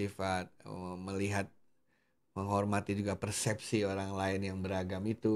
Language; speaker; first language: Indonesian; non-native, local second language; Javanese